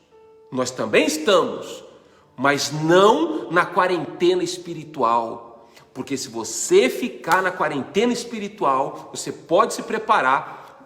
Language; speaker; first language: Portuguese; native; Portuguese